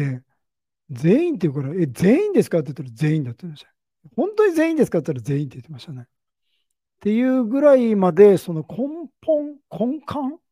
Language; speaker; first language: Japanese; native; Japanese